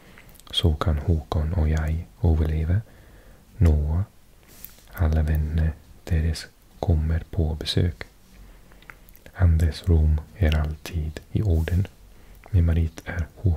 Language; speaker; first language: Norwegian; non-native, learner; English